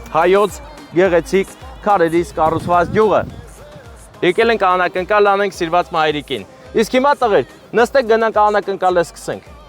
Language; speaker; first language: Armenian; native; Armenian